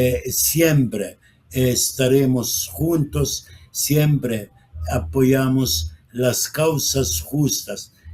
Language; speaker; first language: Spanish; non-native, fluent; Arabic